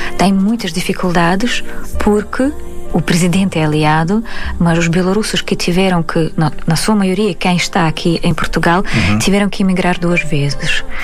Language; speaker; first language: Portuguese; non-native, fluent; Russian